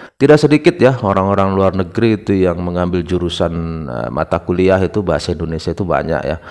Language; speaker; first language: Indonesian; native; Indonesian